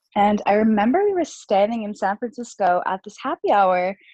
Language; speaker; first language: English; early bilingual, other home language; Urdu